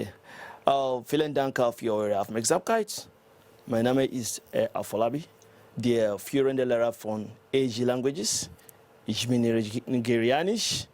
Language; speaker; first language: German; non-native, learner; English